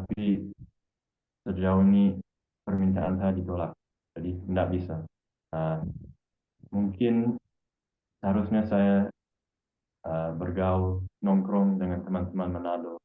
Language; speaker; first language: Indonesian; non-native, fluent; English